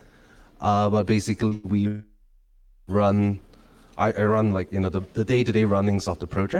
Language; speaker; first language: English; non-native, local second language; Cantonese